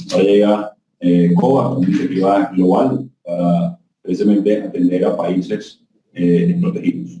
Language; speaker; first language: Spanish; native; Spanish